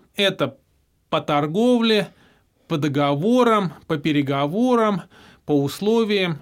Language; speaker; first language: Russian; native; Russian